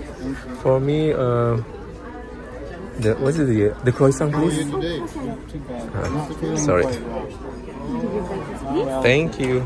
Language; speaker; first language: English; non-native, learner; Indonesian